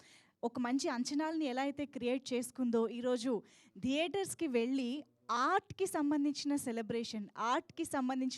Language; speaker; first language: Telugu; native; Telugu